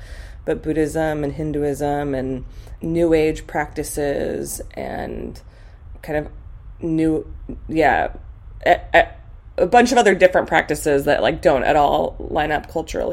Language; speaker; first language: English; native; English